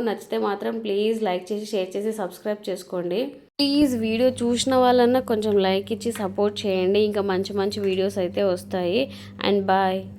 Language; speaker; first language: Telugu; non-native, local second language; Lambadi